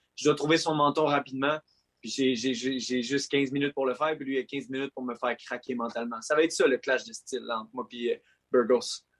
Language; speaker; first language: French; native; French